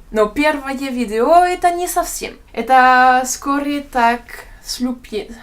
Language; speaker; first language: Russian; non-native, learner; French